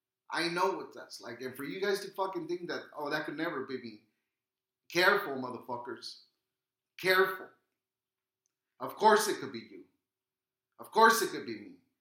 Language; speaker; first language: English; native; English